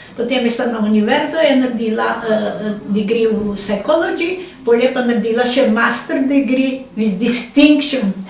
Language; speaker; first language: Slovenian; native; Slovenian